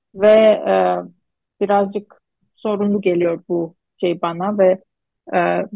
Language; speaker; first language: Turkish; non-native, fluent; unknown